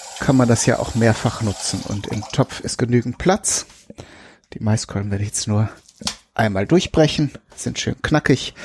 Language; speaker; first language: German; native; German